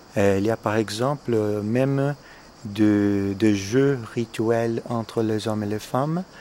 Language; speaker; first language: French; non-native, fluent; Portuguese